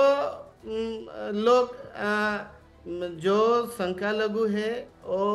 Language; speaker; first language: Hindi; non-native, learner; Bangla